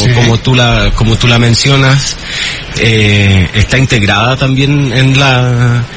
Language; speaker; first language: Spanish; native; Spanish